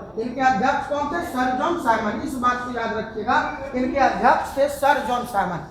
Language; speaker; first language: Hindi; native; Hindi